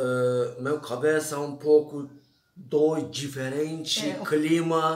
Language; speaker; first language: Portuguese; non-native, learner; Turkish